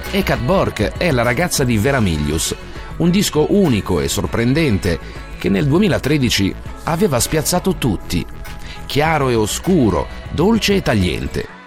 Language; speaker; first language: Italian; native; Italian